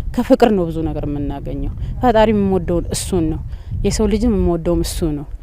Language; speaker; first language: Amharic; non-native, local second language; Oromo